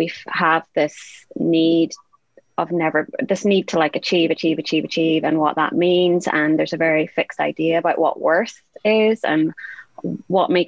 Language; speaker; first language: English; native; English